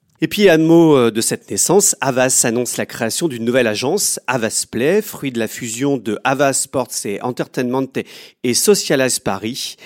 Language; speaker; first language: French; native; French